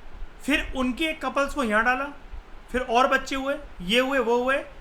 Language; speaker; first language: Hindi; native; Hindi